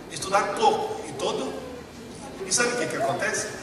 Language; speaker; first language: Portuguese; early bilingual, other home language; Italian